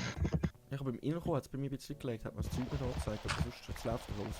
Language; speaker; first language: German; native; German